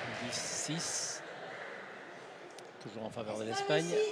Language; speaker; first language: French; native; French